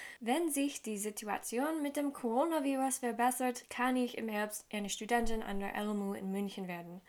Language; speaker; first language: German; non-native, fluent; English